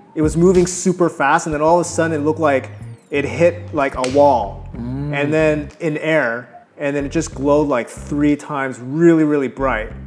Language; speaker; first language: English; native; English